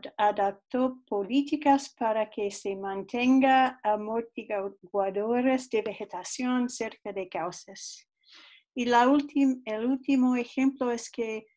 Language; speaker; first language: Spanish; non-native, fluent; English